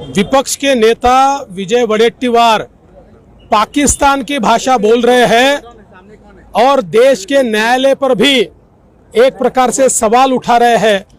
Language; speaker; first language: Hindi; non-native, local second language; Marathi